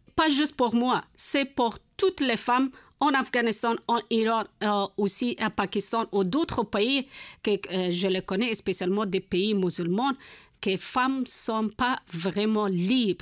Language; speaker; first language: French; non-native, learner; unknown